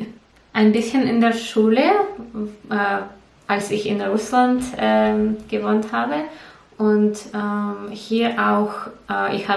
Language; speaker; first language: German; non-native, learner; Russian